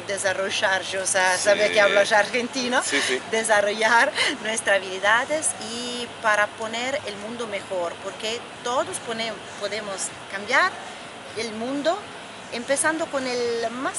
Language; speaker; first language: Spanish; non-native, fluent; Italian